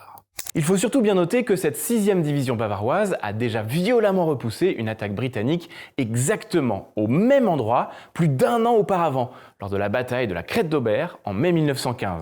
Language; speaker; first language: French; native; French